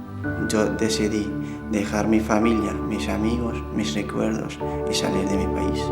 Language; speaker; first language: Spanish; non-native, fluent; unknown